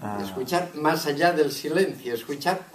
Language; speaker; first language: Spanish; non-native, local second language; Catalan